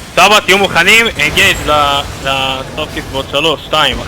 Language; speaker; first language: Hebrew; native; Hebrew